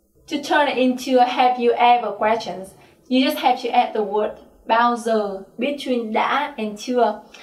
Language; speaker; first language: English; non-native, fluent; Vietnamese